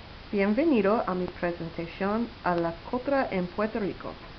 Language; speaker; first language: Spanish; non-native, learner; English